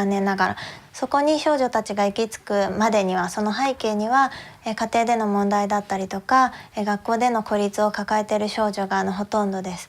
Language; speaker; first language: Japanese; native; Japanese